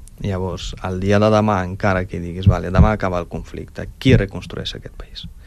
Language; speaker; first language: Catalan; early bilingual, other home language; Ukrainian